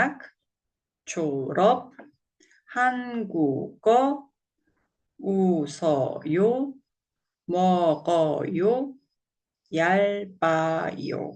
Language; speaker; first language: Korean; non-native, fluent; Mongolian